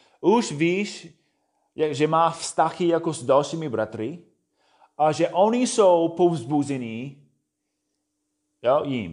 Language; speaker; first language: Czech; non-native, fluent; English